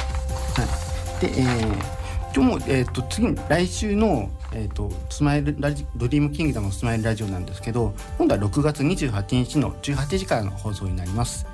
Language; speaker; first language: Japanese; native; Japanese